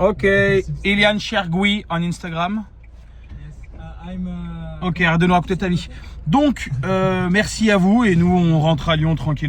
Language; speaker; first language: French; native; French